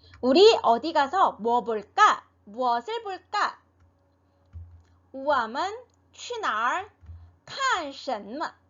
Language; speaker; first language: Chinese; non-native, fluent; Korean